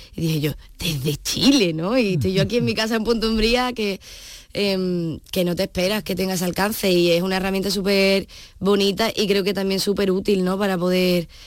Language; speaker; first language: Spanish; native; Spanish